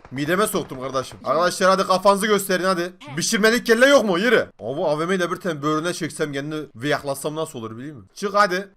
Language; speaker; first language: Turkish; native; Turkish